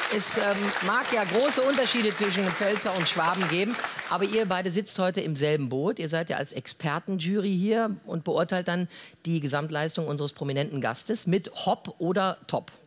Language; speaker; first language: German; native; German